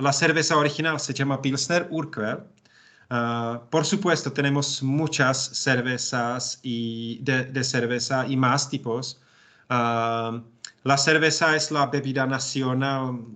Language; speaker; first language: Spanish; non-native, learner; Czech